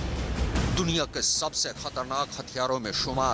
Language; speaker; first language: Hindi; native; Hindi